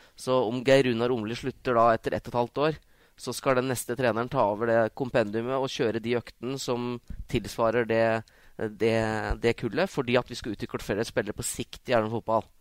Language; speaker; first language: Norwegian; native; Norwegian